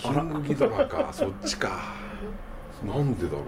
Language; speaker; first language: Japanese; native; Japanese